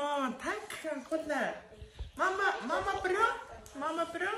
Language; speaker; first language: Swedish; non-native, learner; Mongolian